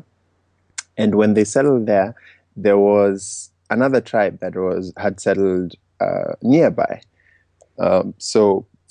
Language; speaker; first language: English; non-native, local second language; Luo (Kenya and Tanzania)